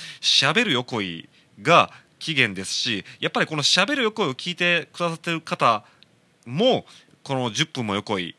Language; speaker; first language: Japanese; native; Japanese